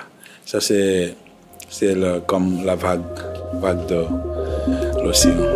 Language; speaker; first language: French; non-native, fluent; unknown